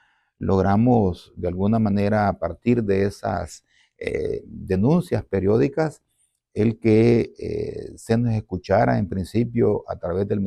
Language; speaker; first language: Spanish; native; Spanish